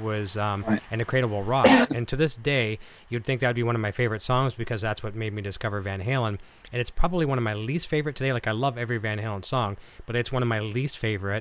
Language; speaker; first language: English; native; English